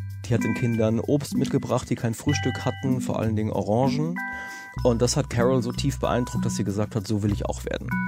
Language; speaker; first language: German; native; German